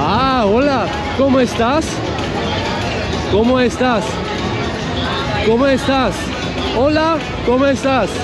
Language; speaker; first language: Spanish; non-native, learner; Swiss German